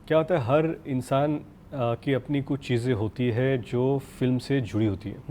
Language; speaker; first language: Hindi; non-native, local second language; Marathi